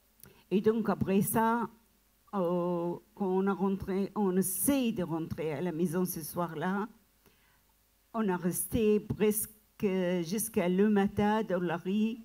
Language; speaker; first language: French; non-native, learner; Arabic